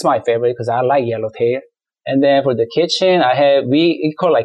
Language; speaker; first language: English; non-native, learner; Korean